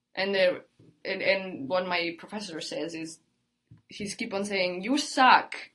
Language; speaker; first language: English; early bilingual, other home language; Italian